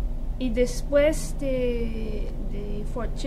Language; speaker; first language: Spanish; non-native, fluent; English